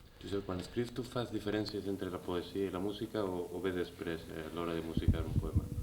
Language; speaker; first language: Catalan; native; Catalan